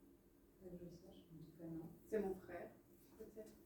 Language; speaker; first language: French; native; French